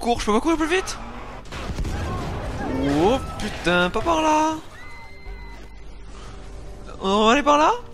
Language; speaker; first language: French; native; French